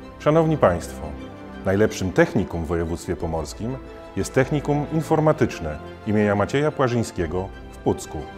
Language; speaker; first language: Polish; native; Polish